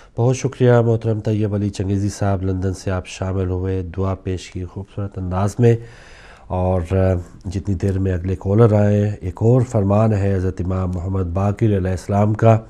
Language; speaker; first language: Urdu; native; Urdu